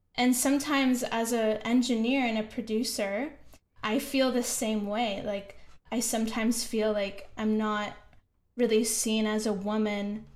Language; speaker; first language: English; native; English